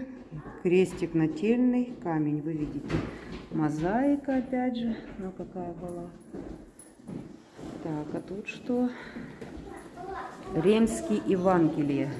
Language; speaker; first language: Russian; native; Russian